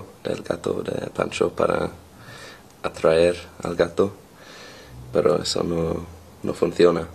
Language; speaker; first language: Spanish; non-native, learner; English